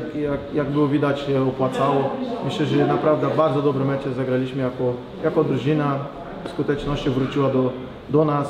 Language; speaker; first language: Polish; non-native, fluent; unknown